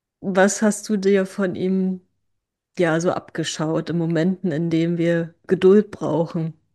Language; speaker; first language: German; native; German